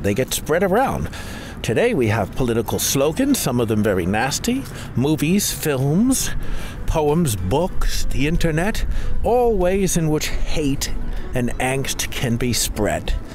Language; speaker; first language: English; native; English